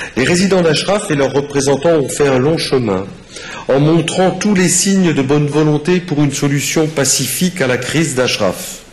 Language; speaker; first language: French; native; French